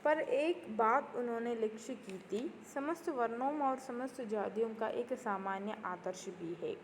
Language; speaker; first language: Hindi; non-native, local second language; Malayalam